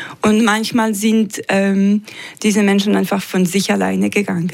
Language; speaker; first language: German; non-native, local second language; French